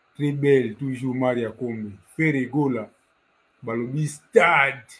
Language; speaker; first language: French; non-native, local second language; Lingala